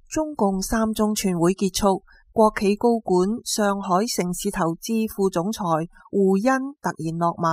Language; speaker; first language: Chinese; non-native, local second language; Cantonese